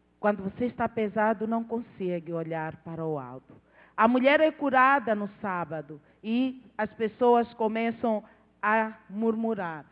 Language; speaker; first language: Portuguese; non-native, local second language; Tsonga